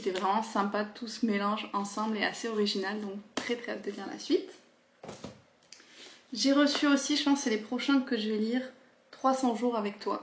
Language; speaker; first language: French; native; French